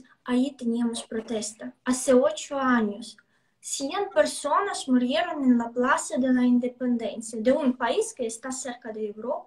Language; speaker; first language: Spanish; non-native, fluent; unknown